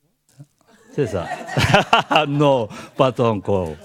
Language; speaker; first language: French; non-native, learner; Tibetan